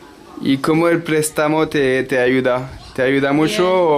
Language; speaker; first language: Spanish; non-native, learner; French